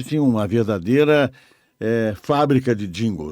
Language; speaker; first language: Portuguese; native; Portuguese